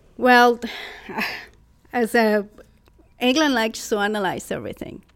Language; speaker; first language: English; non-native, fluent; Spanish